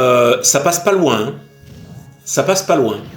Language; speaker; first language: French; native; French